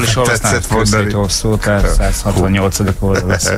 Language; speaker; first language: Hungarian; native; Hungarian